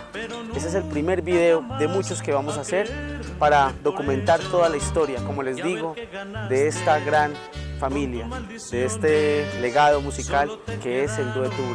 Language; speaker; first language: Spanish; native; Spanish